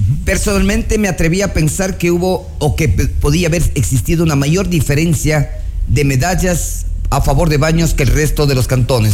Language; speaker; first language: Spanish; native; Spanish